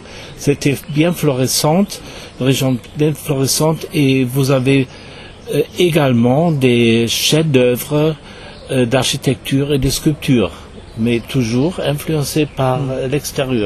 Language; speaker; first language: French; non-native, fluent; German